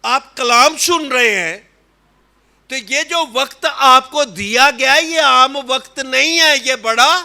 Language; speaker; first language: Urdu; non-native, local second language; Punjabi